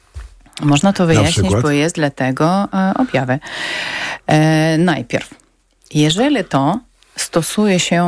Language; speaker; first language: Polish; non-native, local second language; Ukrainian